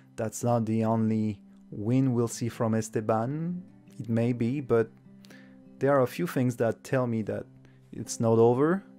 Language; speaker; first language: English; non-native, fluent; French